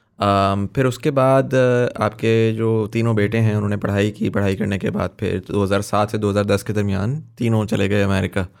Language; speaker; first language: Urdu; native; Urdu